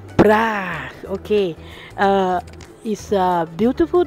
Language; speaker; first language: English; non-native, learner; Thai